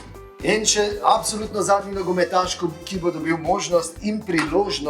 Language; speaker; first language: Slovenian; native; Slovenian